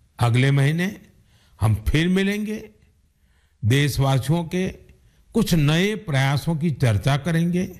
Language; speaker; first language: Hindi; non-native, local second language; Gujarati